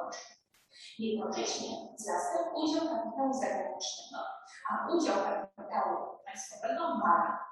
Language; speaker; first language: Polish; native; Polish